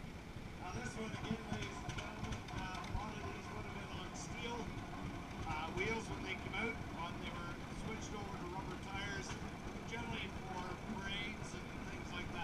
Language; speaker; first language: English; native; English